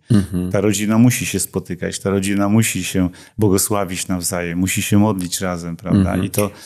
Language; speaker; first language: Polish; native; Polish